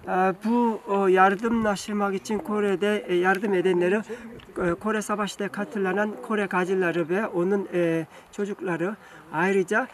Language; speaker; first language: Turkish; non-native, learner; Korean